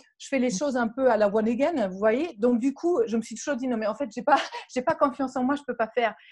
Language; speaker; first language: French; non-native, fluent; German